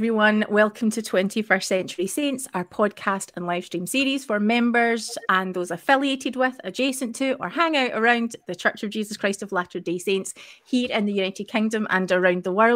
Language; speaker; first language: English; native; English